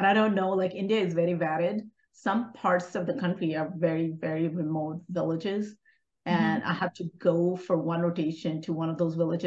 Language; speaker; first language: English; non-native, local second language; Hindi